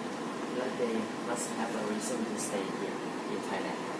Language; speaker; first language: English; non-native, learner; Thai